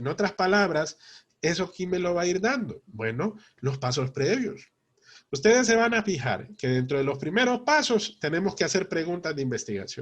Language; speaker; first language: Spanish; native; Spanish